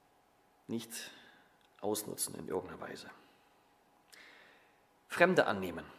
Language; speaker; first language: German; native; German